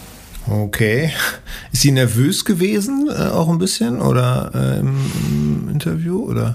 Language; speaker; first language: German; native; German